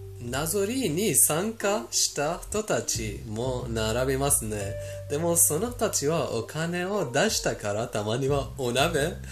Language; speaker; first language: Japanese; non-native, fluent; Persian